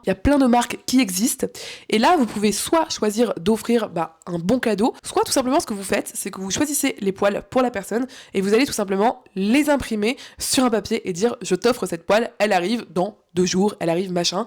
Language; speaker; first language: French; native; French